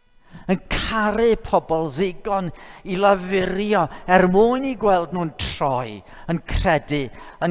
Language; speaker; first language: Welsh; native; Welsh